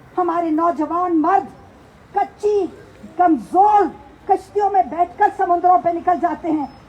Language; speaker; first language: Urdu; native; Urdu